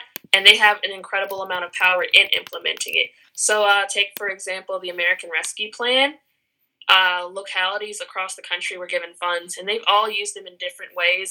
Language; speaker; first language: English; native; English